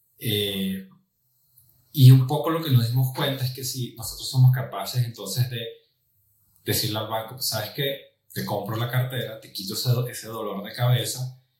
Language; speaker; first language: Spanish; native; Spanish